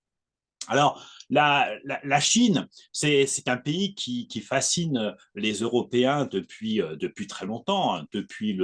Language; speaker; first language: French; native; French